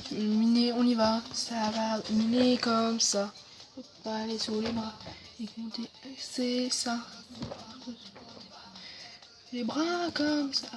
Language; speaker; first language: French; native; French